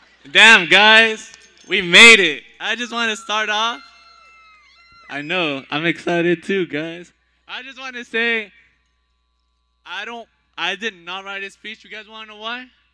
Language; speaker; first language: English; early bilingual, other home language; Spanish